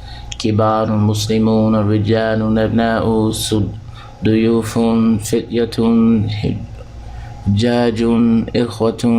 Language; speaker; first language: Arabic; non-native, fluent; English